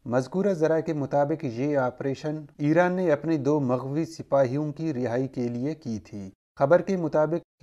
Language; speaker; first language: Urdu; non-native, local second language; Baluchi